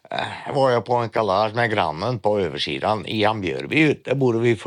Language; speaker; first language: Swedish; non-native, learner; Dutch